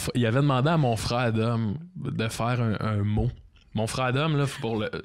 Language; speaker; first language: French; native; French